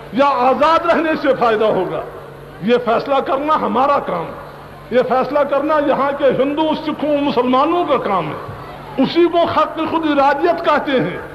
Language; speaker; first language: Urdu; non-native, local second language; Kashmiri